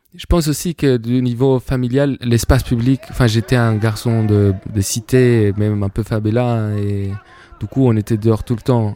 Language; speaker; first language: French; non-native, fluent; Spanish